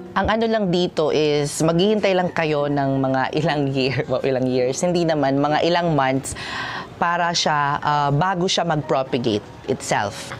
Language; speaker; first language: Filipino; non-native, local second language; Waray